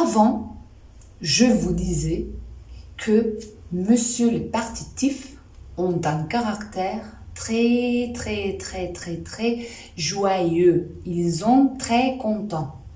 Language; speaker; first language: French; non-native, fluent; Spanish